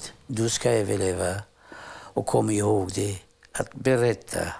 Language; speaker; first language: Swedish; non-native, fluent; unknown